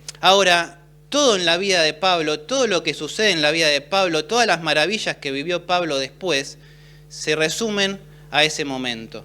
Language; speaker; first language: Spanish; native; Spanish